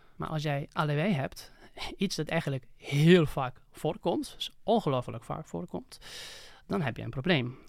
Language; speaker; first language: Dutch; non-native, fluent; Spanish